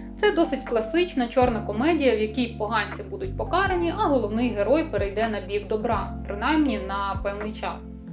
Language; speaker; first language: Ukrainian; native; Ukrainian